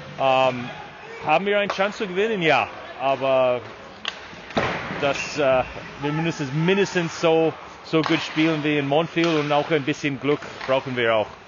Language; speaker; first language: German; non-native, learner; English